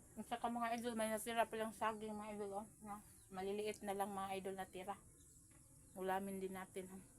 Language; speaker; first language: Filipino; non-native, local second language; Cebuano